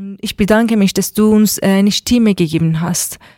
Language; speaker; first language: German; non-native, learner; Persian